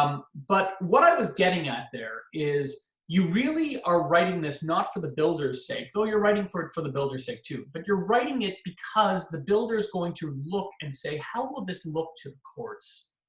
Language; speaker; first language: English; native; English